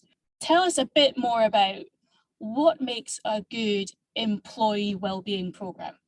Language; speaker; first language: English; native; English